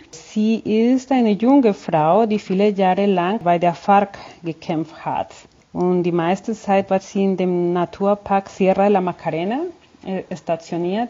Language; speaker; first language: German; non-native, fluent; Spanish